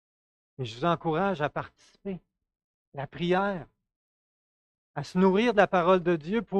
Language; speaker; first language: French; native; French